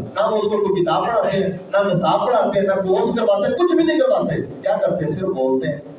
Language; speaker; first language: Urdu; non-native, local second language; Punjabi